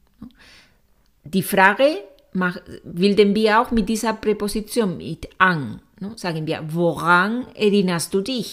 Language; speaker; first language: German; non-native, fluent; Spanish